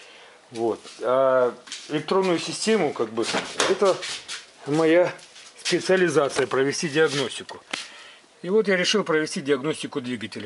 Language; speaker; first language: Russian; native; Russian